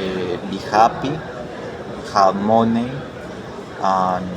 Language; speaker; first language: English; non-native, learner; Spanish